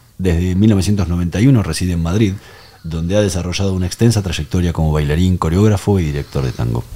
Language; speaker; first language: Spanish; native; Spanish